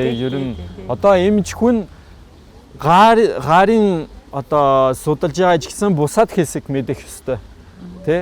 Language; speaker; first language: Mongolian; non-native, fluent; French